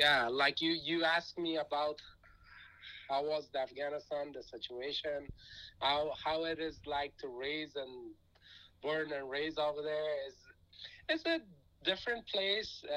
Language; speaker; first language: English; non-native, fluent; Persian